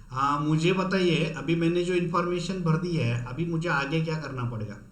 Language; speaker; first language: Hindi; non-native, local second language; Marathi